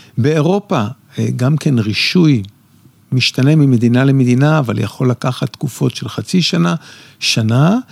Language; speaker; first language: Hebrew; native; Hebrew